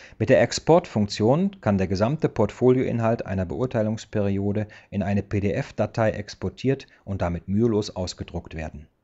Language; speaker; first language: German; native; German